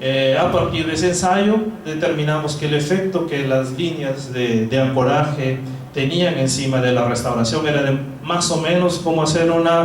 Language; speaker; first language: Spanish; non-native, fluent; Portuguese